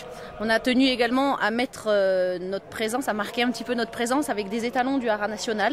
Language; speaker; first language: French; native; French